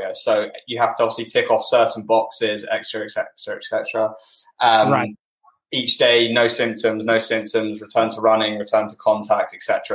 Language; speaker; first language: English; native; English